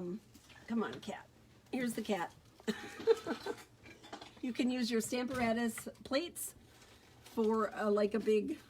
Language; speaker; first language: English; native; English